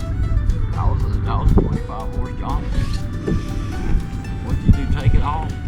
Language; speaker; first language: English; native; English